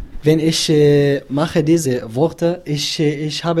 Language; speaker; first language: German; non-native, learner; Arabic